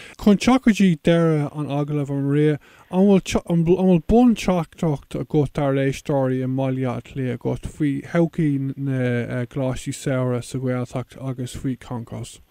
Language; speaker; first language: Irish; non-native, local second language; English